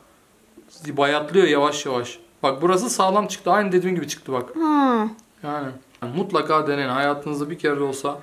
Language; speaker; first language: Turkish; native; Turkish